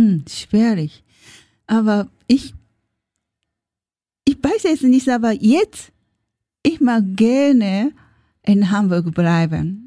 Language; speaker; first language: German; non-native, learner; Japanese